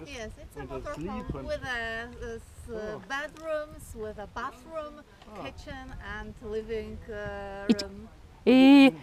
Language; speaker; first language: English; non-native, fluent; Polish